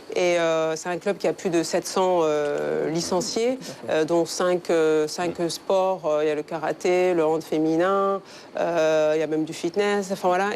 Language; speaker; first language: French; early bilingual, other home language; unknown